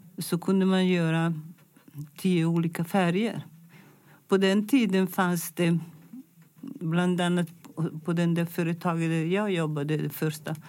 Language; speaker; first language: Swedish; non-native, fluent; Italian